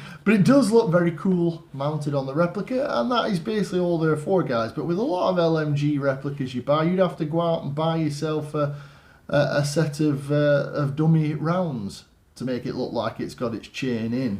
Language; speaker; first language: English; native; English